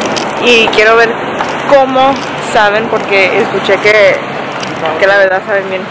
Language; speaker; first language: Spanish; early bilingual, heritage; Spanish